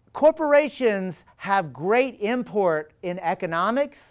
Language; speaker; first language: English; native; English